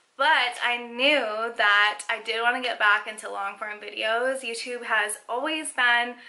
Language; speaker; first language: English; native; English